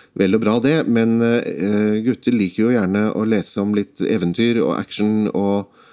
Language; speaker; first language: Norwegian; native; Norwegian